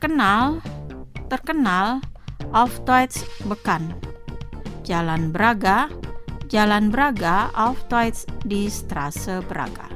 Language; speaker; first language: German; non-native, fluent; Indonesian